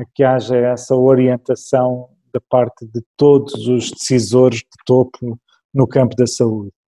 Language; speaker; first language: Portuguese; early bilingual, other home language; English